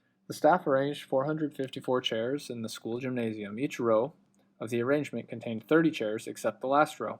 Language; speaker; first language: English; native; English